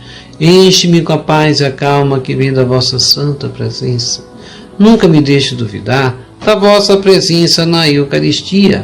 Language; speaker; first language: Portuguese; native; Portuguese